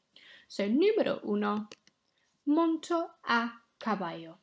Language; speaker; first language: Spanish; non-native, fluent; English